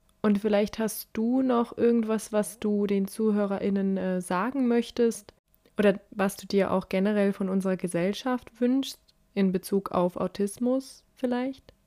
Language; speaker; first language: German; native; German